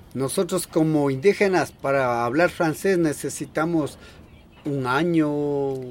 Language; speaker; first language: Spanish; non-native, local second language; Quechua